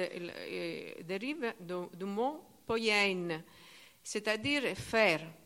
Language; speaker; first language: French; non-native, learner; Italian